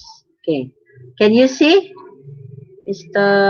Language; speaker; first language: English; non-native, fluent; Indonesian